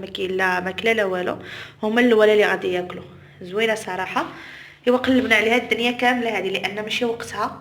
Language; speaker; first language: Arabic; native; Arabic